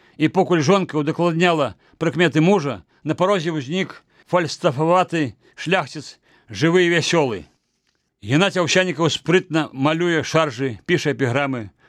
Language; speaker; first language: Belarusian; native; Belarusian